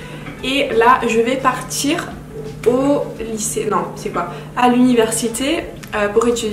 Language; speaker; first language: French; non-native, fluent; Finnish